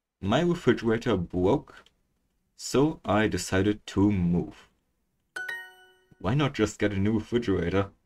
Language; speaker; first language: English; non-native, fluent; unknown